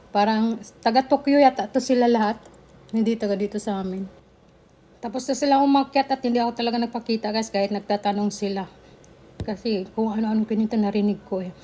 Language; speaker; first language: Filipino; native; Filipino